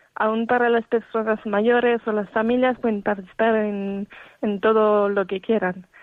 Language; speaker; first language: Spanish; non-native, fluent; French